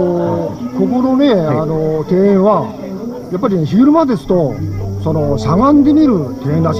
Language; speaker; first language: Japanese; native; Japanese